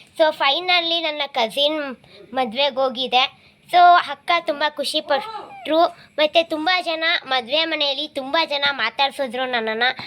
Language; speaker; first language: Kannada; non-native, local second language; Kodava